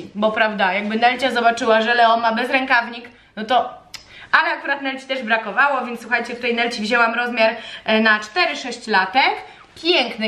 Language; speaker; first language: Polish; native; Polish